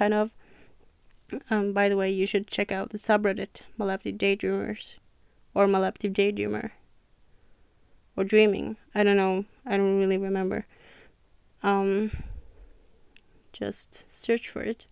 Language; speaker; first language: English; non-native, fluent; Norwegian